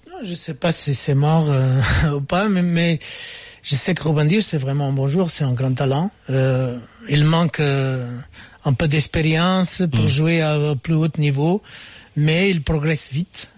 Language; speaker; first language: French; non-native, fluent; Portuguese